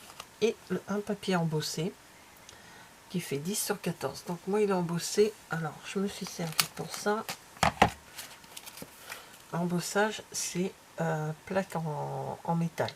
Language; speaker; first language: French; native; French